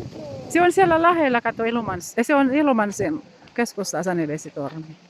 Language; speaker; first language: Finnish; non-native, learner; Filipino